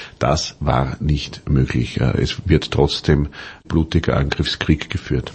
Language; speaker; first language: German; native; German